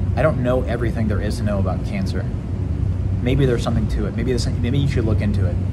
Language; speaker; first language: English; native; English